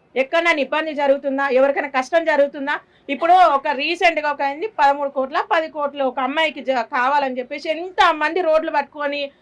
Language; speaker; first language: Telugu; native; Telugu